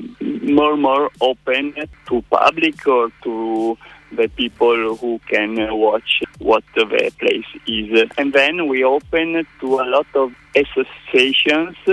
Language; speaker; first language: English; non-native, learner; Italian